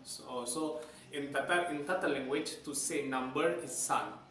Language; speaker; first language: English; non-native, learner; Javanese